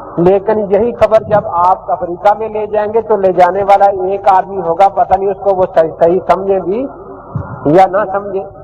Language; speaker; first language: Urdu; non-native, local second language; Punjabi